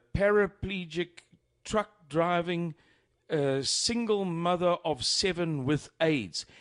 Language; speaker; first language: English; native; English